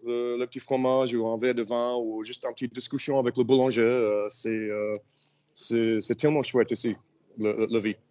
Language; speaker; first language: French; non-native, learner; English